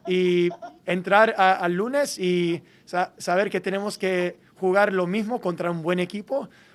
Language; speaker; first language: Spanish; non-native, fluent; English